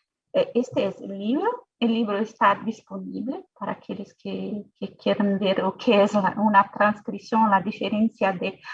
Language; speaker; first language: Spanish; non-native, fluent; Portuguese